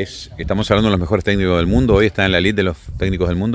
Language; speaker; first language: Spanish; native; Spanish